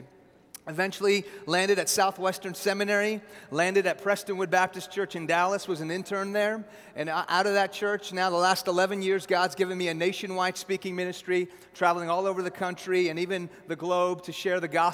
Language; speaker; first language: English; early bilingual, other home language; Persian